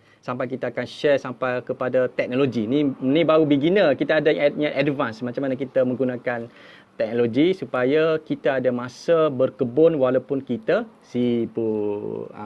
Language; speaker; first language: Malay; native; Malay